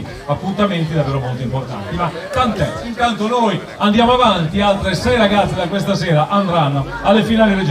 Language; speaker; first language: Italian; native; Italian